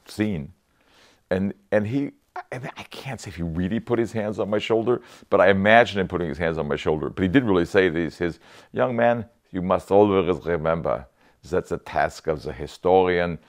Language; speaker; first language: English; native; English